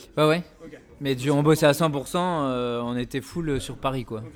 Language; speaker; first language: French; native; French